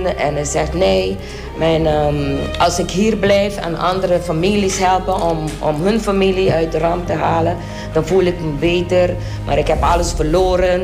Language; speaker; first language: Dutch; non-native, local second language; Papiamento